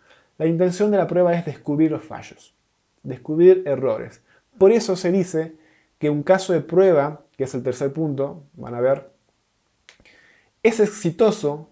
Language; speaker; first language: Spanish; native; Spanish